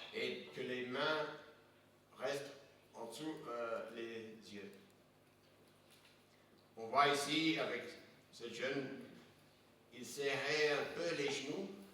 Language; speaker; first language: French; non-native, fluent; English